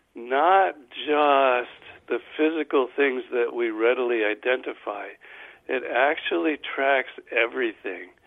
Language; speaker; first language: English; native; English